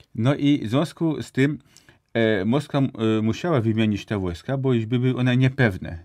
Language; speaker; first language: Polish; non-native, fluent; Hungarian